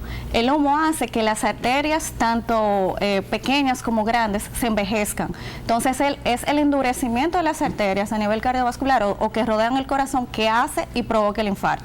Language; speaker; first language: Spanish; native; Spanish